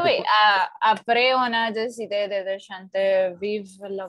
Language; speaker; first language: French; non-native, learner; Spanish